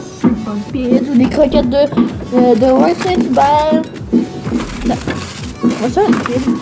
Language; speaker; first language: French; native; French